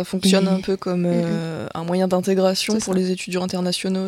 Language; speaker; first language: French; native; French